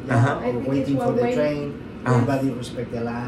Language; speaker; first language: English; non-native, learner; Spanish